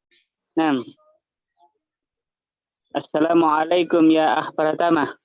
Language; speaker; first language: Arabic; non-native, learner; Indonesian